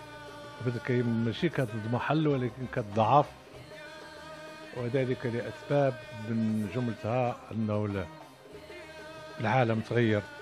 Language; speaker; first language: Arabic; native; Arabic